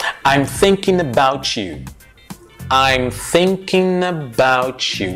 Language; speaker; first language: English; non-native, fluent; Portuguese